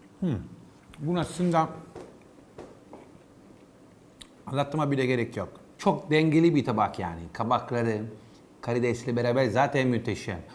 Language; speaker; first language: Turkish; non-native, learner; Italian